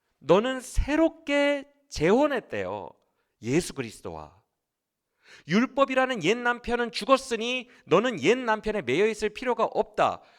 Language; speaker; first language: Korean; native; Korean